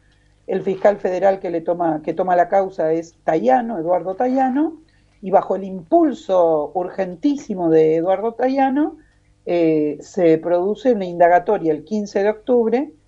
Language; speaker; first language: Spanish; native; Spanish